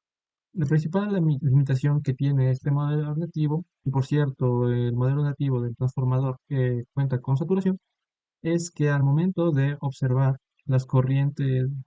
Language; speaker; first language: Spanish; native; Spanish